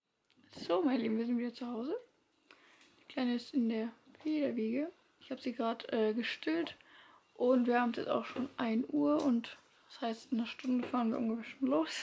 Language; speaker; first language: German; native; German